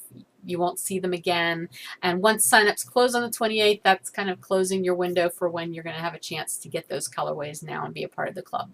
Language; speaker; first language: English; native; English